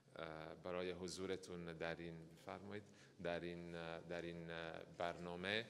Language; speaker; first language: Persian; non-native, fluent; Italian